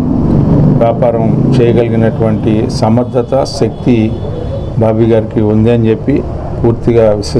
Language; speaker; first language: Telugu; native; Telugu